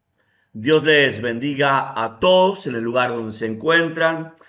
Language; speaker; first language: Spanish; native; Spanish